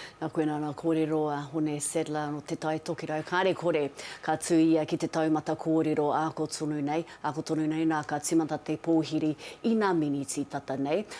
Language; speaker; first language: Māori; native; Māori